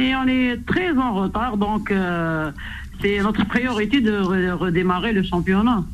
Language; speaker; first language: French; non-native, local second language; Arabic